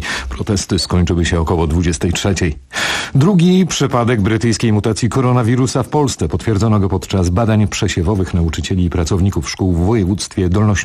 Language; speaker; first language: Polish; native; Polish